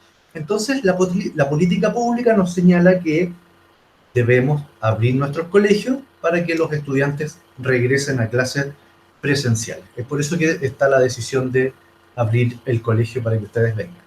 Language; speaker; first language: Spanish; native; Spanish